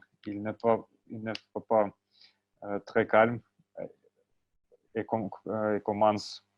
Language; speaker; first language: French; non-native, learner; Russian